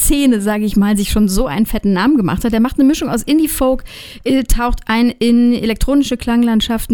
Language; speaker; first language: German; native; German